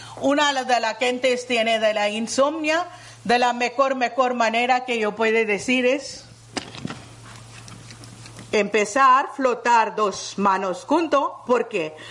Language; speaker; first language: Spanish; non-native, learner; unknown